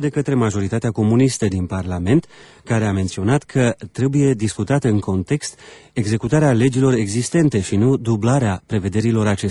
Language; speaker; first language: Romanian; native; Romanian